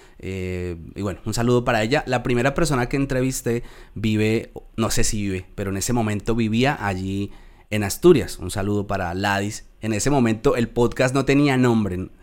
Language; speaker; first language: Spanish; native; Spanish